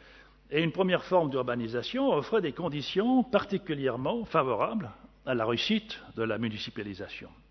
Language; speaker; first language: French; native; French